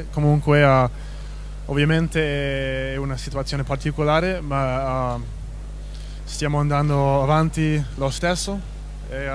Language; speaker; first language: Italian; non-native, fluent; English